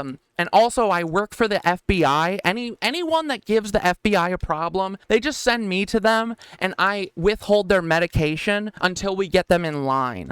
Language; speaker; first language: English; native; English